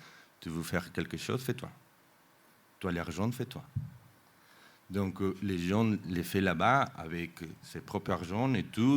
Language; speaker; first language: French; non-native, fluent; Spanish